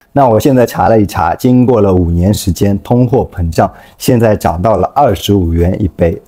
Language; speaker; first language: Chinese; native; Chinese